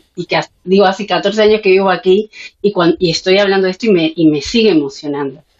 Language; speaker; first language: Spanish; native; Spanish